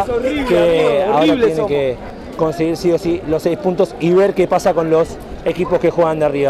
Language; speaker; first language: Spanish; native; Spanish